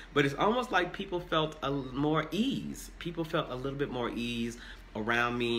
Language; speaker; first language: English; native; English